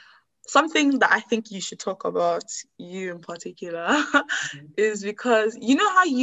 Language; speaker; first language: English; non-native, local second language; Yoruba